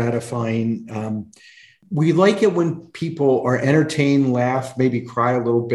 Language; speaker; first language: English; native; English